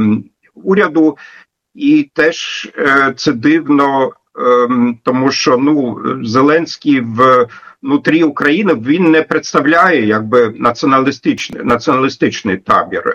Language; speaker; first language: Ukrainian; non-native, fluent; German